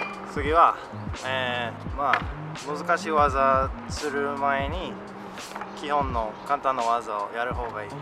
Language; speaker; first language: Japanese; non-native, fluent; English